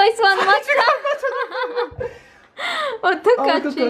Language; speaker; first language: Korean; non-native, learner; Spanish